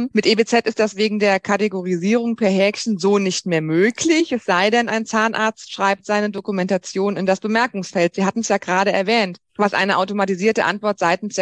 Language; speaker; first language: German; native; German